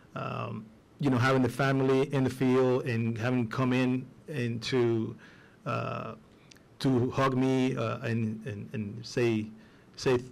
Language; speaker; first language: English; non-native, fluent; Spanish